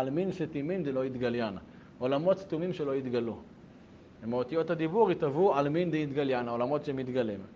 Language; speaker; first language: Hebrew; native; Hebrew